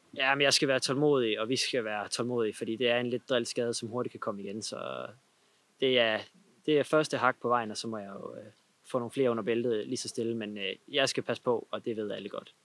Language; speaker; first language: Danish; native; Danish